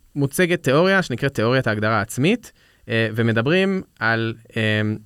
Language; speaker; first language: Hebrew; native; Hebrew